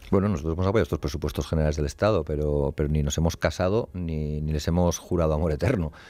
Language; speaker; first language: Spanish; native; Spanish